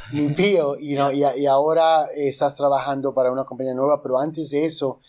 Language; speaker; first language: Spanish; native; Spanish